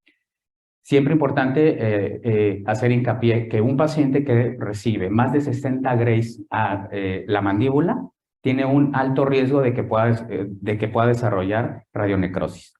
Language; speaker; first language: Spanish; native; Spanish